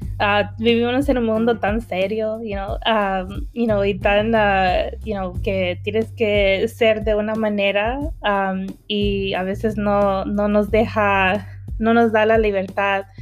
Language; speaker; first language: Spanish; early bilingual, heritage; Spanish